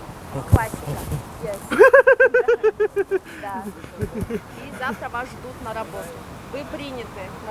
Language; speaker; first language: Russian; non-native, local second language; Kyrgyz